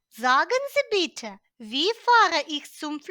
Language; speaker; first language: German; non-native, fluent; Ukrainian